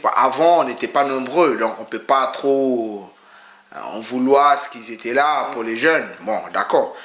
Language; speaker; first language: French; non-native, fluent; Akan